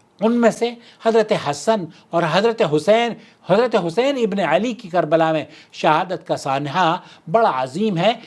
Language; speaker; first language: Urdu; native; Urdu